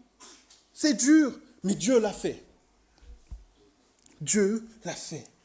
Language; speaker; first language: French; native; French